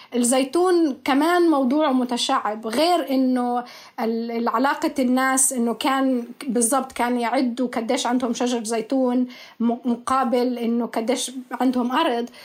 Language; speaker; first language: Arabic; native; Arabic